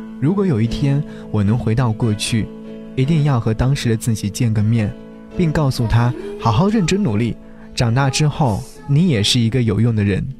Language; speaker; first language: Chinese; native; Chinese